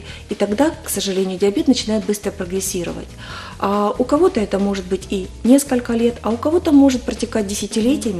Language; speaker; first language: Russian; native; Russian